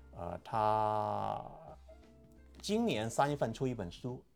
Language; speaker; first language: Chinese; native; Chinese